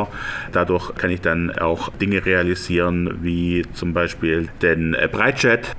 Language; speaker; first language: German; native; German